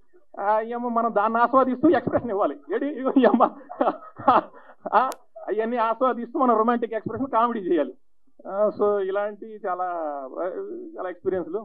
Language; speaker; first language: Telugu; native; Telugu